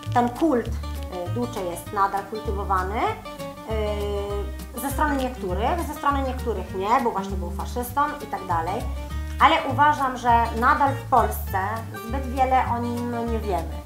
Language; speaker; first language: Polish; non-native, fluent; Italian